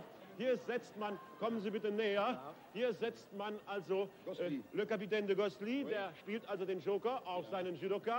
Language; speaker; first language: German; native; German